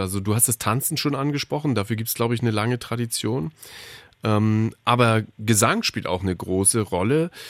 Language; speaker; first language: German; native; German